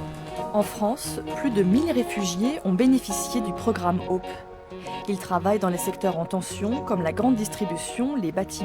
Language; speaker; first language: French; native; French